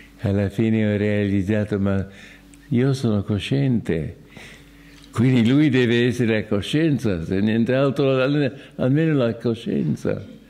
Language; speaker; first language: Italian; non-native, fluent; English